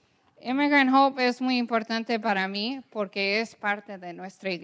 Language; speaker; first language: Spanish; early bilingual, heritage; English